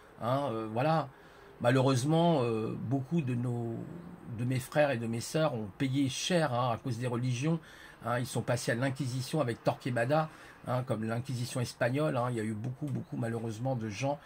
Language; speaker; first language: French; native; French